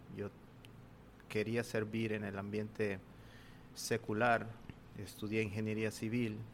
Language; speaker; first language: Spanish; native; Spanish